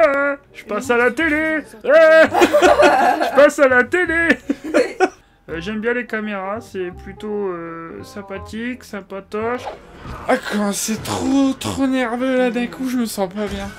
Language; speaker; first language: French; native; French